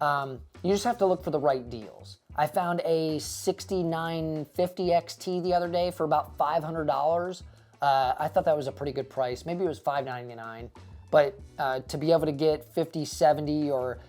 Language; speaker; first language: English; native; English